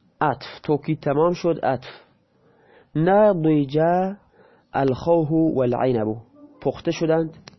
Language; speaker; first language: Persian; non-native, local second language; Baluchi